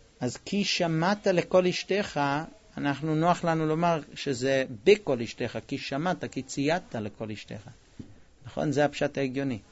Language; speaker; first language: Hebrew; non-native, fluent; English